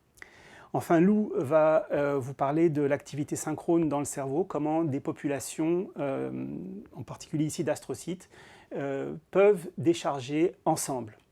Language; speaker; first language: French; native; French